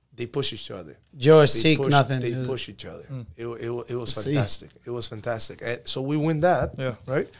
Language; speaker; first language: English; early bilingual, other home language; Spanish